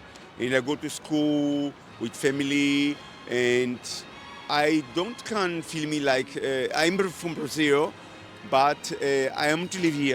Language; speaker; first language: English; non-native, learner; Portuguese